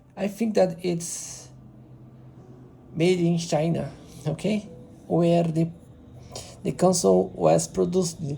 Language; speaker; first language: English; non-native, learner; Portuguese